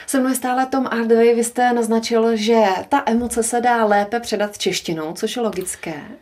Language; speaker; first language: Czech; native; Czech